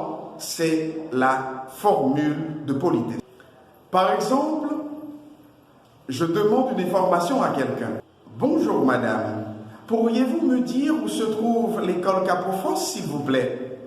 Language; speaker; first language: French; non-native, local second language; Haitian Creole